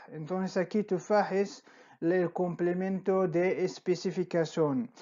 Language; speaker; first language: Spanish; non-native, fluent; Arabic